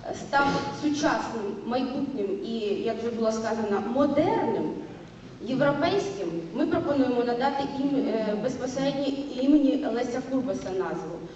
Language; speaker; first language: Ukrainian; non-native, local second language; Russian